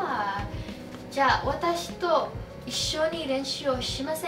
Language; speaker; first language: Japanese; non-native, learner; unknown